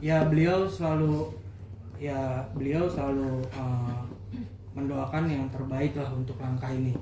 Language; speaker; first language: Indonesian; native; Indonesian